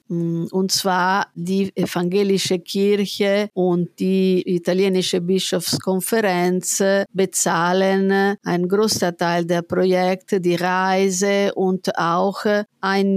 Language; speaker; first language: German; non-native, fluent; Italian